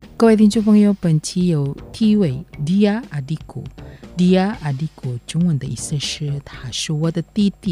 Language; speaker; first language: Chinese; non-native, fluent; Indonesian